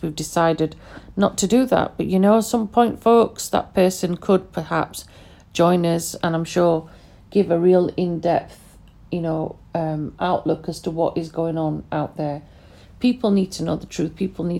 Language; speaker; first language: English; non-native, local second language; Pashto